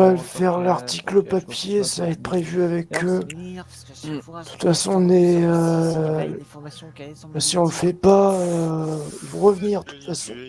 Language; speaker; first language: French; native; French